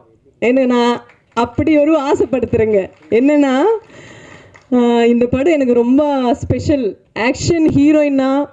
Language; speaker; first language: Tamil; non-native, fluent; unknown